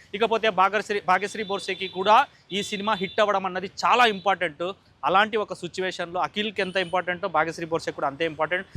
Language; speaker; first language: Telugu; native; Telugu